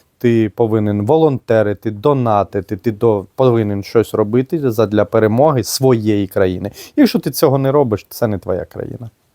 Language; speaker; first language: Ukrainian; non-native, local second language; Russian